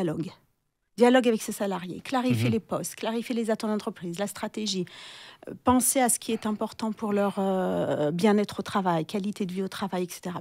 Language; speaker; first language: French; native; French